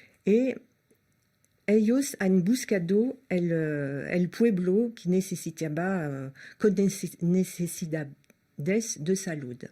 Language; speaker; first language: Spanish; non-native, learner; French